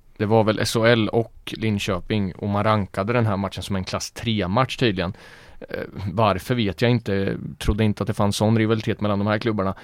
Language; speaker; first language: Swedish; native; Swedish